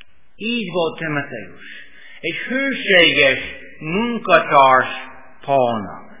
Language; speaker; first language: Hungarian; non-native, fluent; English